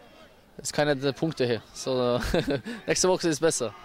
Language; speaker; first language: German; non-native, learner; Norwegian